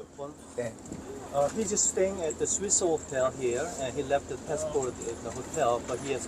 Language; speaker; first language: English; non-native, local second language; Korean